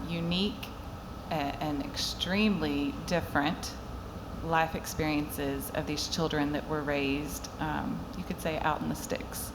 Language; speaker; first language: English; native; English